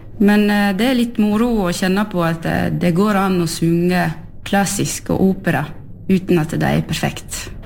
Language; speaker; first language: Norwegian; early bilingual, heritage; French